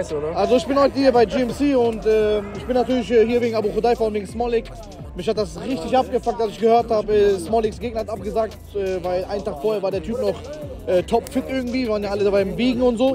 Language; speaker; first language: German; native; German